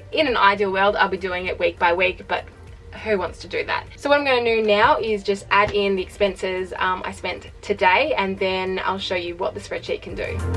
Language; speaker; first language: English; native; English